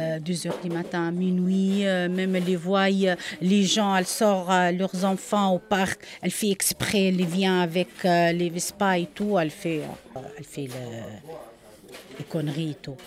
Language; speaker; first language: French; non-native, learner; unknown